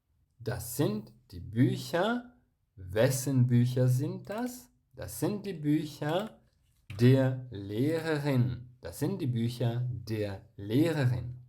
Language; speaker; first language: German; non-native, fluent; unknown